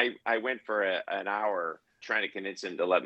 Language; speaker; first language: English; native; English